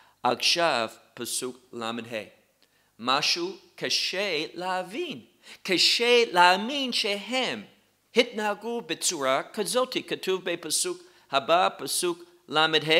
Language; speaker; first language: Hebrew; non-native, fluent; English